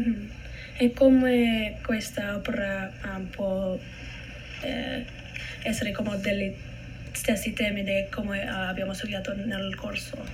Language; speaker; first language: Italian; non-native, learner; English